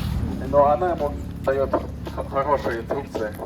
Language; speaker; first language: Russian; native; Russian